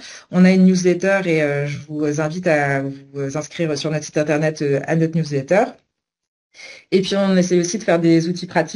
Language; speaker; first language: French; native; French